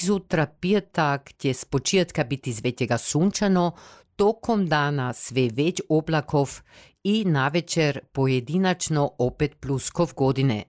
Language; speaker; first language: Serbian; native; Serbian